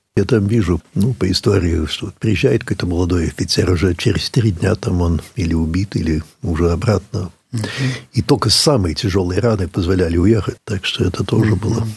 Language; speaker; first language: Russian; early bilingual, heritage; English